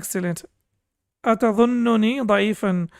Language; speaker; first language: Arabic; non-native, fluent; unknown